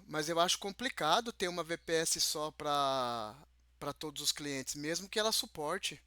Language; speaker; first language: Portuguese; native; Portuguese